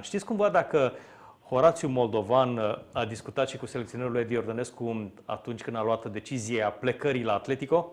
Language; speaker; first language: Romanian; native; Romanian